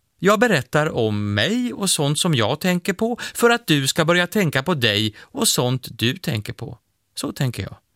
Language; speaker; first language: Swedish; native; Swedish